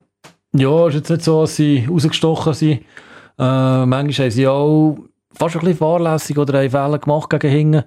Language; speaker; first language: German; native; German